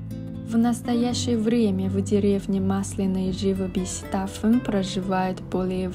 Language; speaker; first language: Russian; non-native, fluent; Chinese